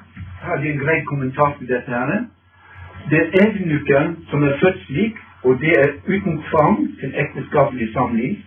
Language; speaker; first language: Norwegian; non-native, fluent; English